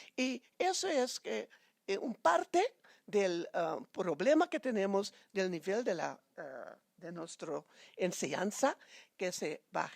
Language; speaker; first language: Spanish; non-native, fluent; Papiamento